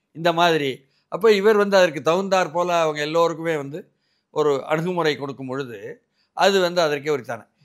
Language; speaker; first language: Tamil; native; Tamil